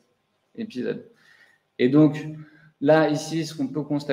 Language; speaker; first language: French; native; French